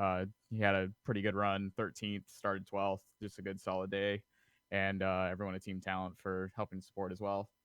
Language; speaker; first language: English; native; English